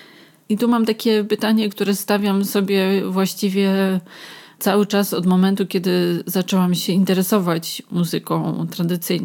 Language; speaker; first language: Polish; native; Polish